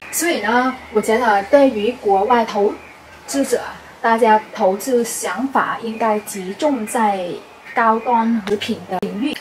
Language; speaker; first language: Chinese; non-native, fluent; Vietnamese